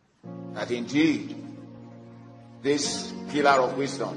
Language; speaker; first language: English; non-native, local second language; Yoruba